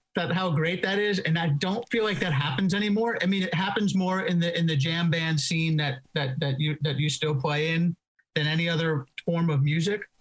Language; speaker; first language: English; native; English